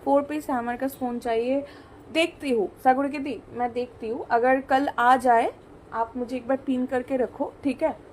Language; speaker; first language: Hindi; non-native, local second language; Bangla